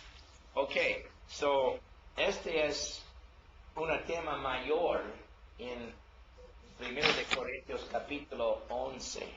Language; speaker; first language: Spanish; non-native, learner; English